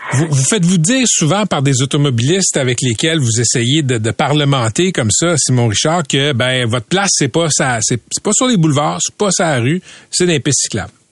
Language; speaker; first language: French; native; French